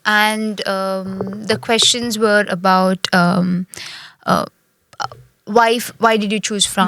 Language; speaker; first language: English; non-native, local second language; Tamil